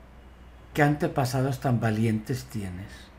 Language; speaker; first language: Spanish; native; Spanish